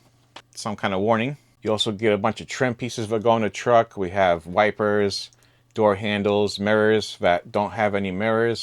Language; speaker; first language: English; native; English